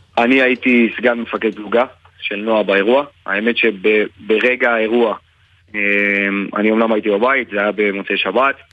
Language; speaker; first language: Hebrew; native; Hebrew